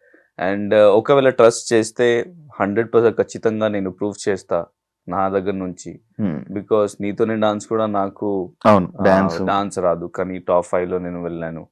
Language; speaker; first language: Telugu; non-native, learner; Hindi